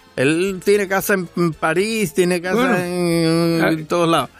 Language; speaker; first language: Spanish; native; Spanish